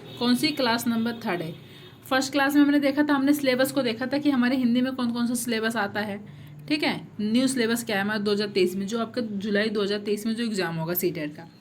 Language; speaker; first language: Hindi; native; Hindi